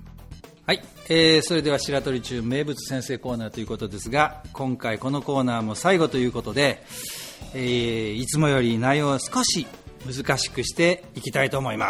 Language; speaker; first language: Japanese; native; Japanese